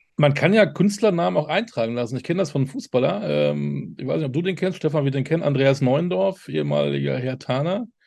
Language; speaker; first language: German; native; German